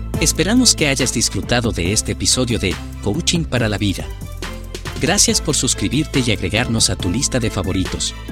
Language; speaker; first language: Spanish; native; Spanish